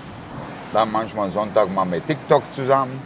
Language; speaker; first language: German; non-native, fluent; Italian